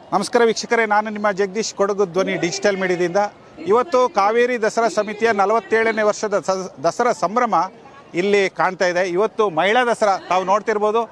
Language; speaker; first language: Kannada; non-native, local second language; Kodava